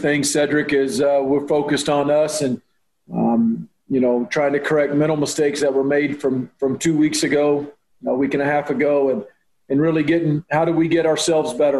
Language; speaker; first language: English; native; English